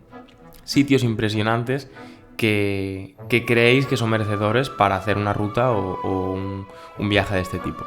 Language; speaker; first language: Spanish; native; Spanish